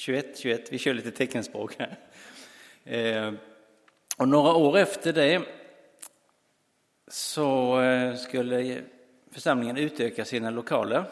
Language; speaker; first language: Swedish; native; Swedish